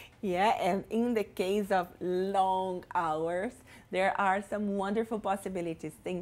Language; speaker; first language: English; non-native, fluent; Portuguese